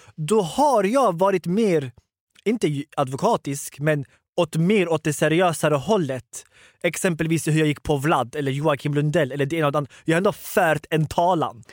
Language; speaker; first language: Swedish; early bilingual, other home language; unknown